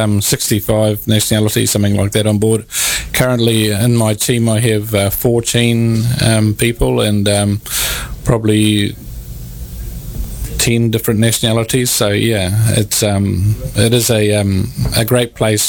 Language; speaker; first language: English; native; English